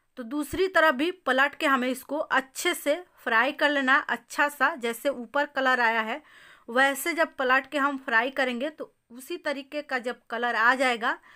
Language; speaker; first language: Hindi; native; Hindi